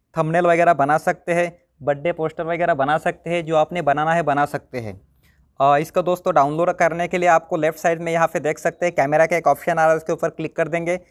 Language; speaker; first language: Hindi; non-native, local second language; Marathi